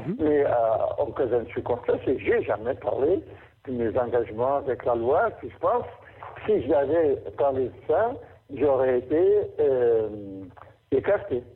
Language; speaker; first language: French; non-native, fluent; Portuguese